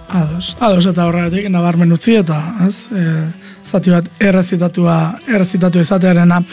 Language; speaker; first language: Basque; native; Basque